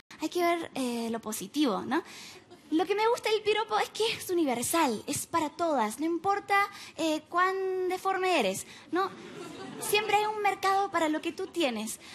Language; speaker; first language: Spanish; non-native, fluent; English